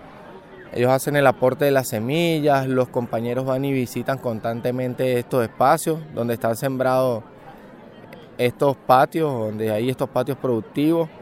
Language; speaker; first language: Spanish; native; Spanish